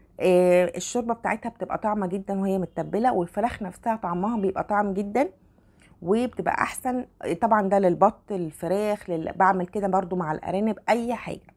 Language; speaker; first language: Arabic; native; Arabic